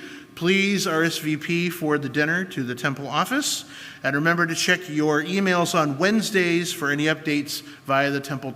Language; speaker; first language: English; native; English